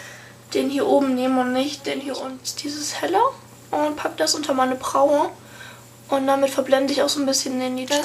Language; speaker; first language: German; native; German